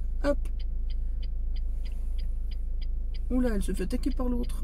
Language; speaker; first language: French; native; French